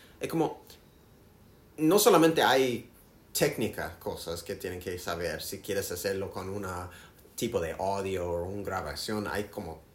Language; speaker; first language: Spanish; non-native, learner; English